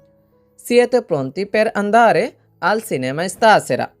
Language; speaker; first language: Italian; non-native, learner; Bangla